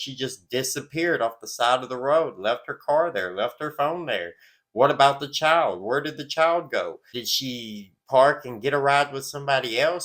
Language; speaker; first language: English; native; English